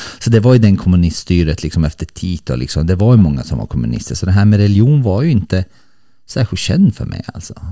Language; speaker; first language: Swedish; early bilingual, other home language; Bosnian